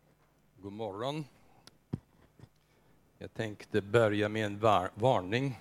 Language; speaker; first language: Swedish; non-native, fluent; English